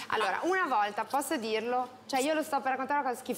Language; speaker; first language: Italian; native; Italian